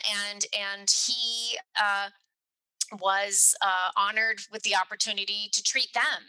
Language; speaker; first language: English; native; English